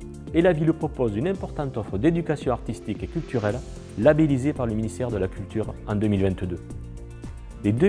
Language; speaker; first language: French; native; French